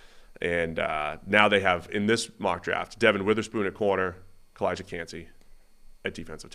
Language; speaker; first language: English; native; English